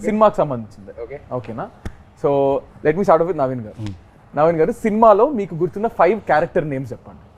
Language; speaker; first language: Telugu; native; Telugu